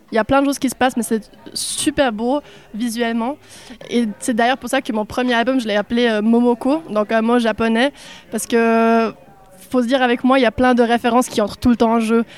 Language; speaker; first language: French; non-native, local second language; Swiss German